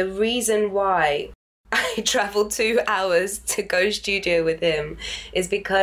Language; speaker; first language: English; native; English